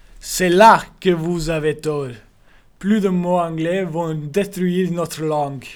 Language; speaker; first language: French; non-native, learner; Norwegian